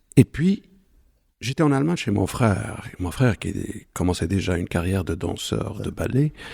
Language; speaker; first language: French; non-native, local second language; Arabic